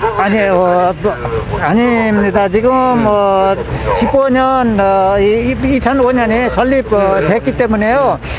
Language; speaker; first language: Korean; non-native, fluent; Nepali